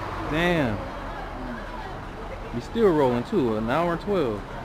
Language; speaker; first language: English; native; English